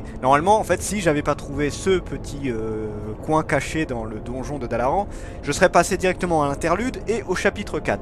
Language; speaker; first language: French; native; French